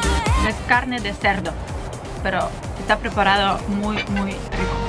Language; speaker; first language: Spanish; non-native, fluent; Russian